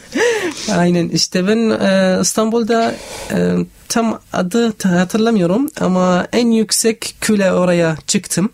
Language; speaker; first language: Turkish; non-native, learner; Arabic